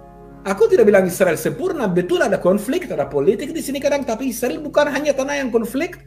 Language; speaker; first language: Indonesian; non-native, fluent; Hebrew